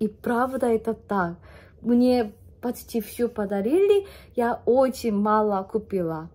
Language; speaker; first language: Russian; non-native, learner; Korean